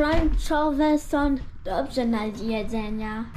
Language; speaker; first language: Polish; early bilingual, heritage; Polish